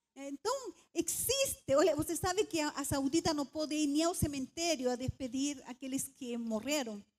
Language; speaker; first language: Portuguese; non-native, fluent; Spanish